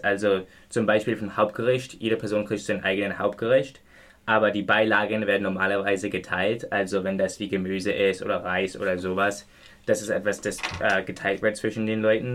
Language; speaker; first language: German; non-native, learner; English